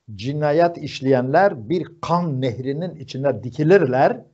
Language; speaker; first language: Turkish; non-native, local second language; Zaza